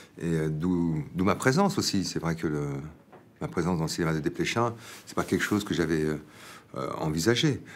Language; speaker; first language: French; native; French